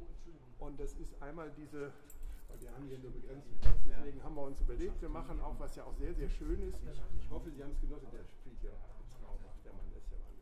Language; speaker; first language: German; native; German